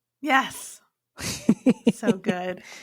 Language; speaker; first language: English; native; English